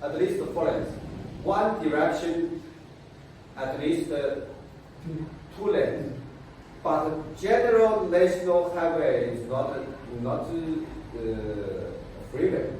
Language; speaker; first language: English; non-native, fluent; Chinese